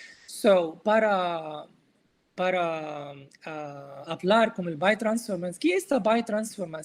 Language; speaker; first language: Portuguese; non-native, learner; Arabic